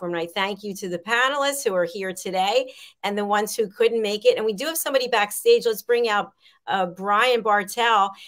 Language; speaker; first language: English; non-native, fluent; Polish